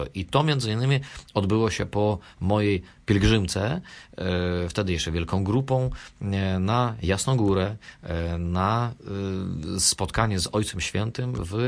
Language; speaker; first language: Polish; non-native, fluent; Russian